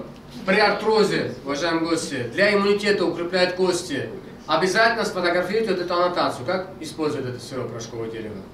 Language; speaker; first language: Russian; non-native, fluent; Turkish